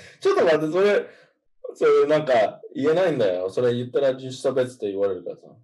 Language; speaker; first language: Japanese; non-native, fluent; English